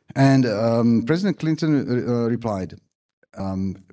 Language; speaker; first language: English; non-native, fluent; Slovak